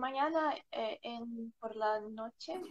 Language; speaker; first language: Spanish; non-native, learner; Ukrainian